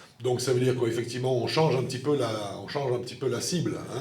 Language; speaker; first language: French; native; French